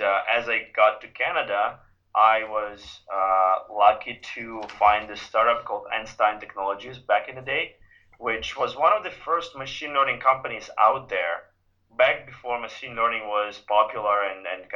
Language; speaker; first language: English; non-native, fluent; Ukrainian